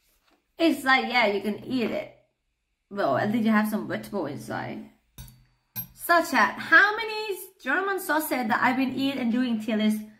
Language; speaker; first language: English; non-native, learner; Thai